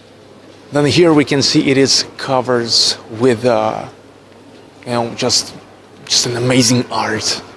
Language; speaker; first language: English; non-native, fluent; Russian